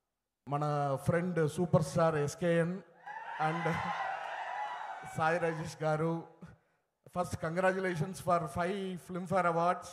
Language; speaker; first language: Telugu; non-native, learner; Tamil